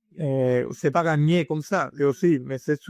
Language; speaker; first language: French; non-native, learner; Spanish